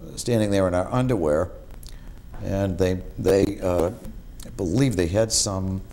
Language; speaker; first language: English; native; English